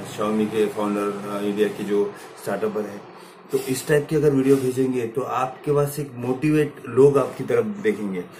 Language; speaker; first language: Hindi; non-native, local second language; Marathi